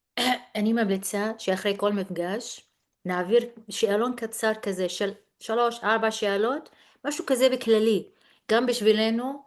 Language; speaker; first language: Hebrew; non-native, local second language; Arabic